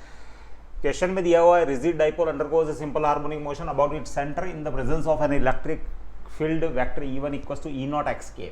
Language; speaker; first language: Hindi; native; Hindi